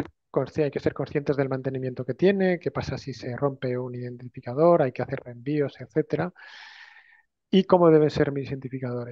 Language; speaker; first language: Spanish; native; Spanish